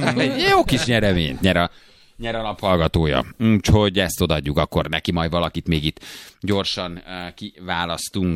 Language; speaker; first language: Hungarian; native; Hungarian